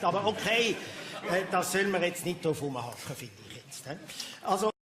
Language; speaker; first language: German; native; German